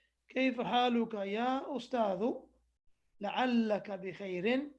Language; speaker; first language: Arabic; non-native, fluent; English